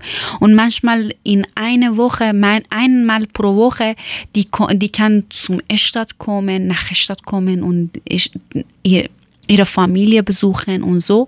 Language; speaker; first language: German; non-native, learner; Persian